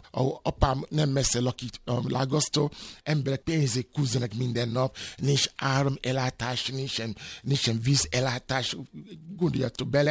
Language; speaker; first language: Hungarian; non-native, fluent; Yoruba